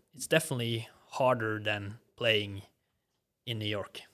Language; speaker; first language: English; non-native, fluent; Norwegian